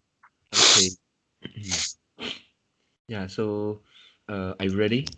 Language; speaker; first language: English; non-native, local second language; Chinese